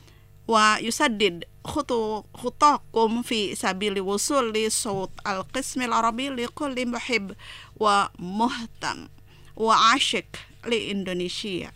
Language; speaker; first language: Arabic; non-native, fluent; Indonesian